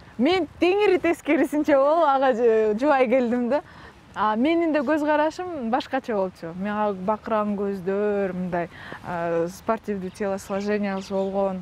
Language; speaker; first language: Kyrgyz; non-native, local second language; Russian